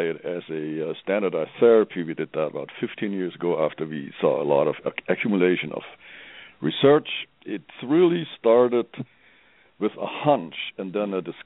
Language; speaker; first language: English; non-native, fluent; German